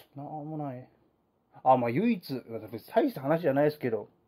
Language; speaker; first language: Japanese; native; Japanese